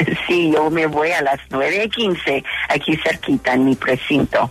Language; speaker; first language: Spanish; non-native, fluent; English